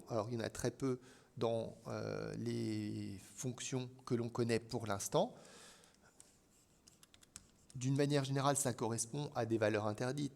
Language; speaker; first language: French; native; French